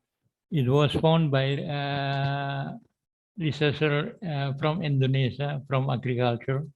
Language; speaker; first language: English; non-native, learner; Indonesian